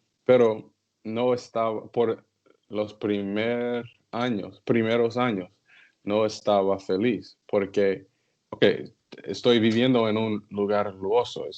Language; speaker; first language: Spanish; non-native, learner; English